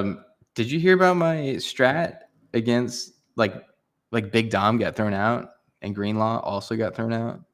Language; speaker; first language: English; native; English